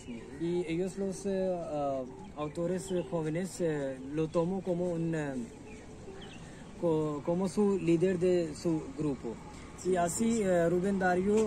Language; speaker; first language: Spanish; non-native, learner; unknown